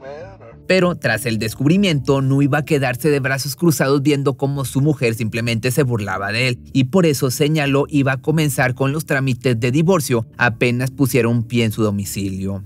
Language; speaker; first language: Spanish; native; Spanish